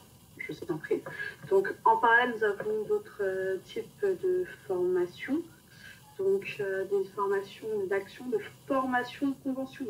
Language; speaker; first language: French; native; French